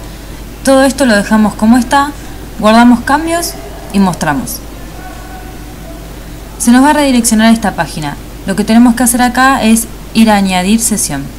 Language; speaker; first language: Spanish; native; Spanish